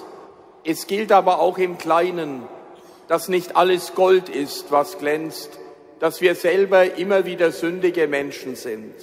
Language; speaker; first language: German; native; German